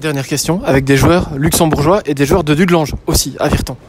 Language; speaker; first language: French; native; French